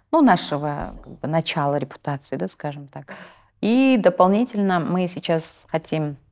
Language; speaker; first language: Russian; non-native, local second language; Kazakh